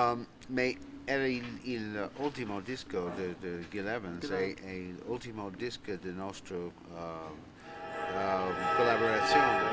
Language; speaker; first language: Italian; non-native, learner; English